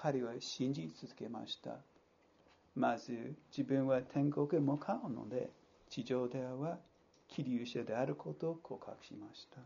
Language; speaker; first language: Japanese; non-native, fluent; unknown